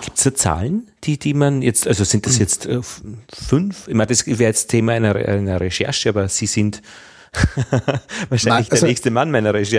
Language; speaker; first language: German; native; German